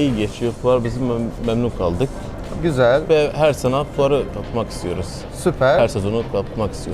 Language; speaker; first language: Turkish; non-native, learner; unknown